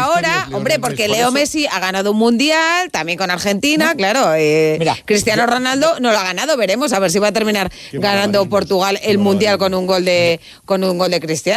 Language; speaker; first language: Spanish; native; Spanish